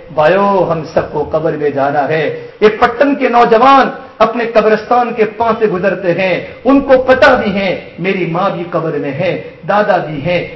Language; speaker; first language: Urdu; non-native, local second language; Gujarati